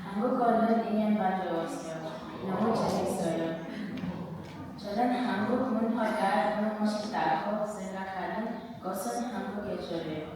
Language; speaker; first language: Korean; non-native, learner; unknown